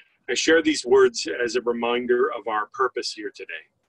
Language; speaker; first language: English; native; English